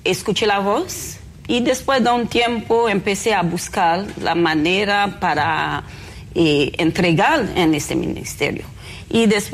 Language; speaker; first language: Spanish; non-native, fluent; Haitian Creole